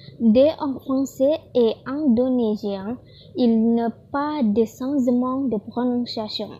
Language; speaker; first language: French; non-native, learner; Indonesian